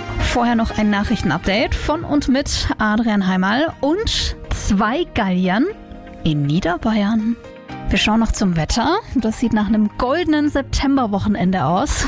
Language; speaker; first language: German; native; German